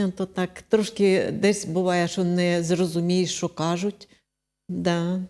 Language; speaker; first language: Ukrainian; non-native, local second language; Russian